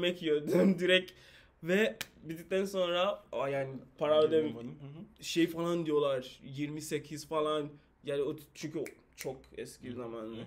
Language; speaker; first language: Turkish; non-native, fluent; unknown